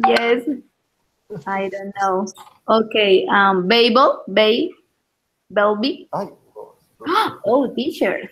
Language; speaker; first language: English; non-native, learner; Spanish